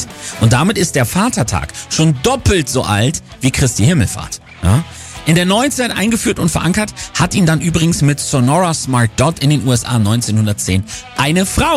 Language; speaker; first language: German; native; German